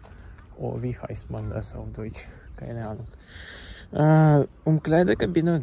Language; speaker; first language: German; non-native, learner; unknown